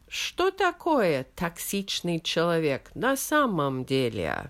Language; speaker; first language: Russian; non-native, fluent; English